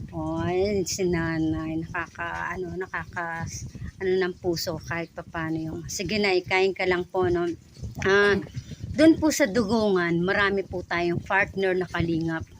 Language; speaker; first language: Filipino; non-native, local second language; Bikol